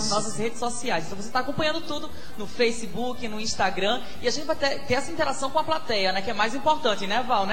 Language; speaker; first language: Portuguese; native; Portuguese